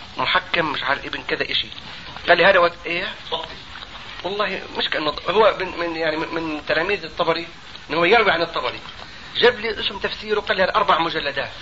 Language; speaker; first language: Arabic; native; Arabic